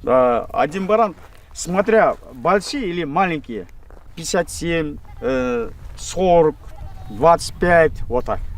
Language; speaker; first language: Russian; non-native, local second language; Kazakh